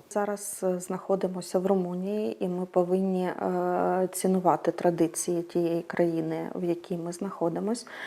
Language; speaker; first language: Ukrainian; native; Ukrainian